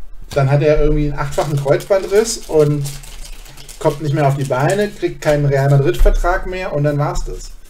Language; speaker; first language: German; native; German